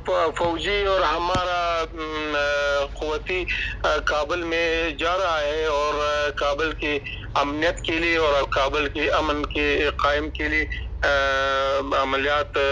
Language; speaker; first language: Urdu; non-native, learner; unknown